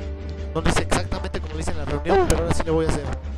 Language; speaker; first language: Spanish; native; Spanish